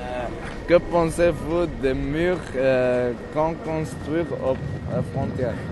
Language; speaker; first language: French; non-native, learner; Arabic